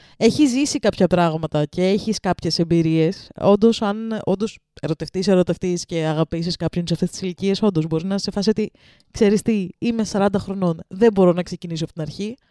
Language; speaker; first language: Greek; early bilingual, other home language; Russian